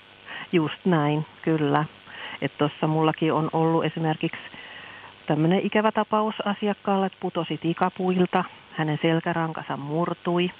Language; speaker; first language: Finnish; native; Finnish